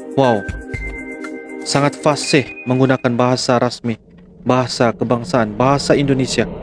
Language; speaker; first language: Malay; native; Malay